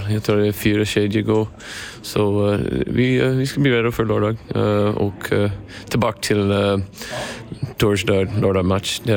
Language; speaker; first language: Swedish; non-native, learner; English